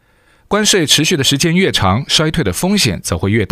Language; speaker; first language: Chinese; native; Chinese